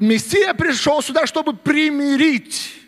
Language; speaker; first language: Russian; native; Russian